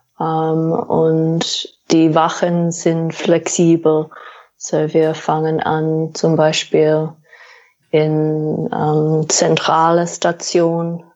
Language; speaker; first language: German; non-native, fluent; English